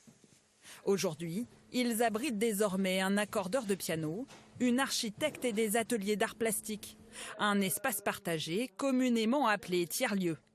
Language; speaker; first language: French; native; French